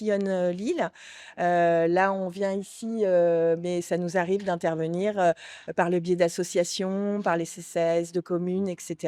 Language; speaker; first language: French; native; French